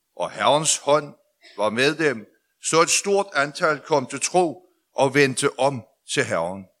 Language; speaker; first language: Danish; native; Danish